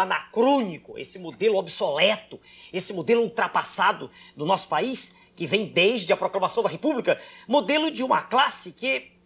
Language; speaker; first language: Portuguese; native; Portuguese